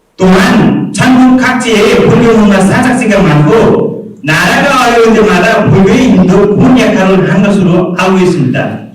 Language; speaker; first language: Korean; non-native, fluent; Nepali